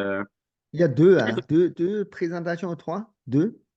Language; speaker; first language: French; non-native, fluent; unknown